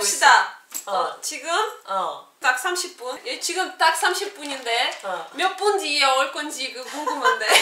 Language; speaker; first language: Korean; non-native, fluent; Russian